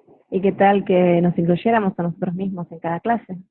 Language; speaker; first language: Spanish; native; Spanish